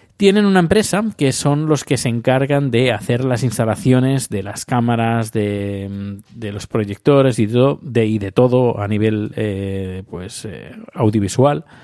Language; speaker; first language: Spanish; native; Spanish